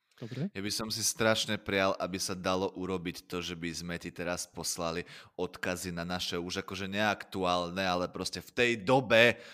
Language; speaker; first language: Czech; non-native, fluent; Russian